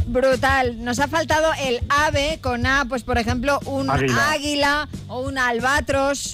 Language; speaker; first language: Spanish; native; Spanish